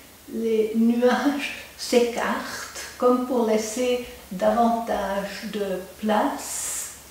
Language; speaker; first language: French; non-native, local second language; German